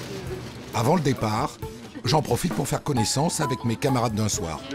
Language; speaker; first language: French; native; French